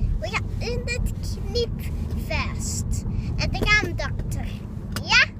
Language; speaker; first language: Danish; early bilingual, heritage; Danish